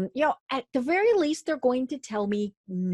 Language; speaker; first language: English; native; English